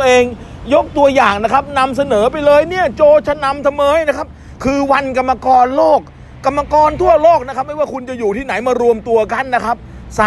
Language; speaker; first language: Thai; native; Thai